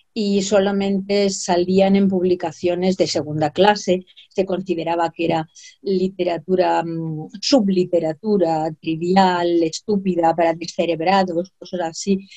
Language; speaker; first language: Spanish; native; Spanish